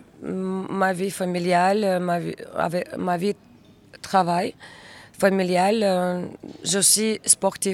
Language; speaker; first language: French; non-native, fluent; Russian